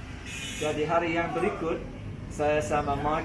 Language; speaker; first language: Indonesian; non-native, fluent; English